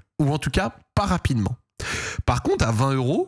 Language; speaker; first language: French; native; French